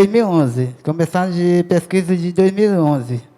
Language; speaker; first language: Portuguese; non-native, local second language; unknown